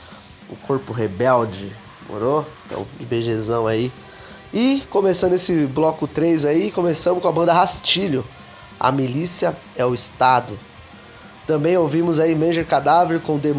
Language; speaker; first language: Portuguese; native; Portuguese